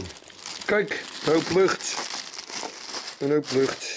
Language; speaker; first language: Dutch; native; Dutch